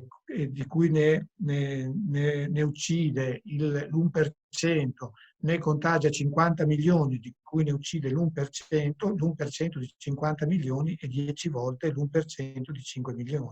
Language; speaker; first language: Italian; native; Italian